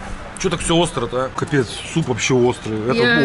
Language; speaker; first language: Russian; native; Russian